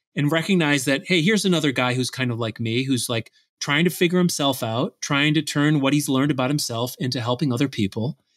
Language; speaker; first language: English; native; English